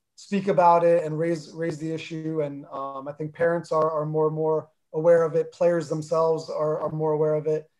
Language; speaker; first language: English; early bilingual, other home language; Armenian